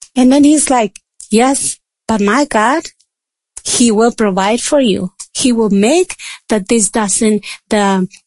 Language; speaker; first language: English; non-native, fluent; Spanish